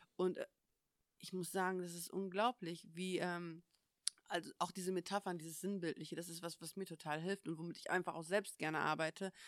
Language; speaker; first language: German; native; German